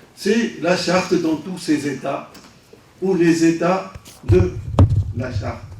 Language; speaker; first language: French; non-native, local second language; Arabic